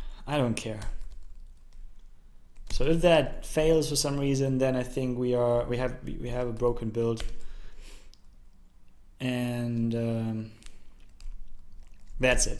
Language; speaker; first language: English; non-native, fluent; German